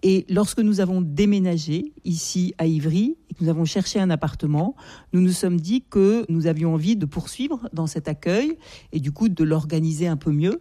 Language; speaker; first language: French; native; French